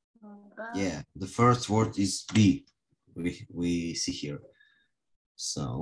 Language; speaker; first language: English; non-native, fluent; Russian